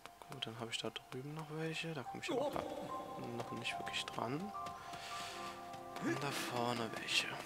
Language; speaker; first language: German; native; German